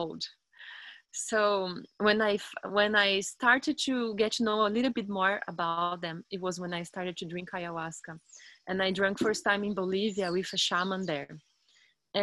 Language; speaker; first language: English; non-native, fluent; Portuguese